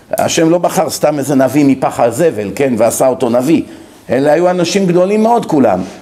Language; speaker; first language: Hebrew; native; Hebrew